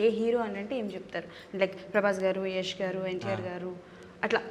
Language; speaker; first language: Telugu; native; Telugu